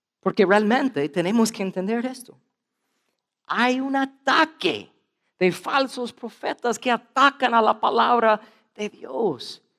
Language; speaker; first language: Spanish; non-native, fluent; English